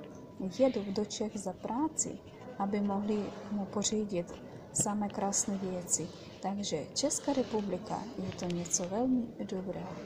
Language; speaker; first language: Czech; non-native, fluent; Ukrainian